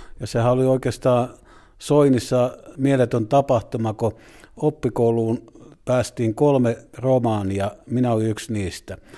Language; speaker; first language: Finnish; native; Finnish